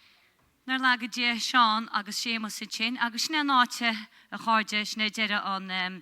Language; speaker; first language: Irish; native; Irish